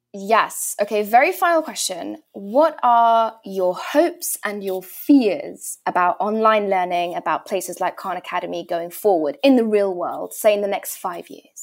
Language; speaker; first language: English; native; English